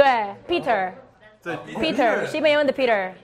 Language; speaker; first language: Chinese; non-native, learner; Spanish